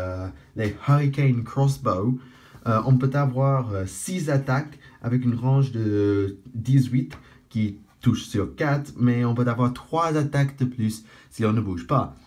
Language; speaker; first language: French; non-native, fluent; English